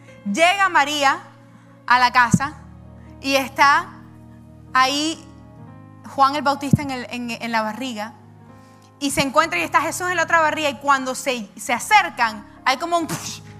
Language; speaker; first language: Spanish; early bilingual, heritage; Spanish